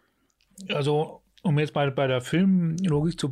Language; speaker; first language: German; native; German